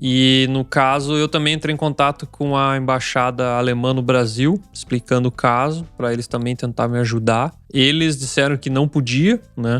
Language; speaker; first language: Portuguese; native; Portuguese